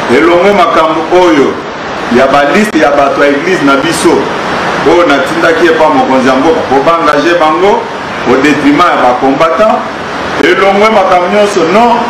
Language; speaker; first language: Lingala; non-native, local second language; Luba-Lulua